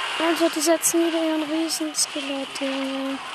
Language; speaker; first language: German; native; German